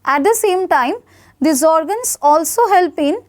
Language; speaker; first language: English; non-native, local second language; Bangla